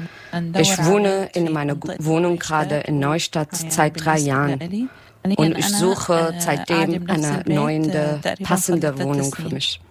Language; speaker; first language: German; non-native, learner; Arabic